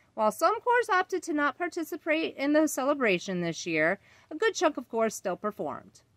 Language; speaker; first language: English; native; English